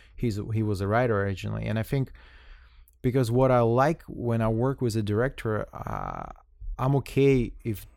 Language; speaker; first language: English; non-native, fluent; Russian